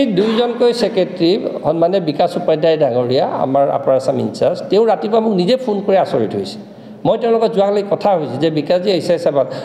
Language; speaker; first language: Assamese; non-native, local second language; Mising